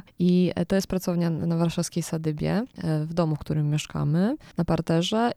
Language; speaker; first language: Polish; native; Polish